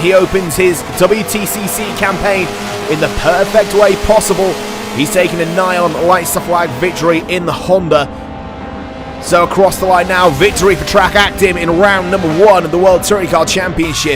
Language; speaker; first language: English; native; English